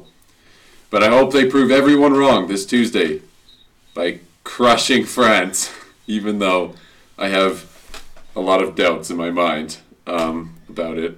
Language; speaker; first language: English; native; English